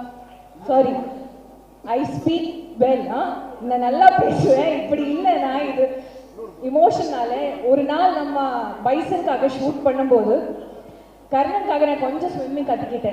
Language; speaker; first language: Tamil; non-native, fluent; Malayalam